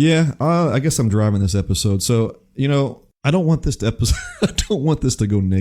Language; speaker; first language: English; native; English